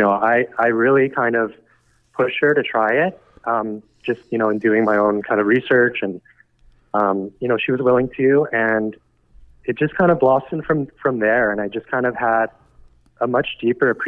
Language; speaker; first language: English; native; English